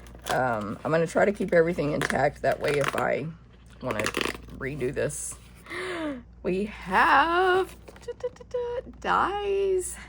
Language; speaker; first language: English; native; English